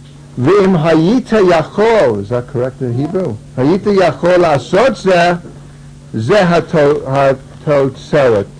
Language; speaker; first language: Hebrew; non-native, fluent; English